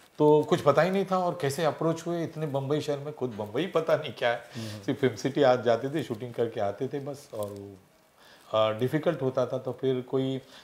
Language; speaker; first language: Hindi; non-native, local second language; Marathi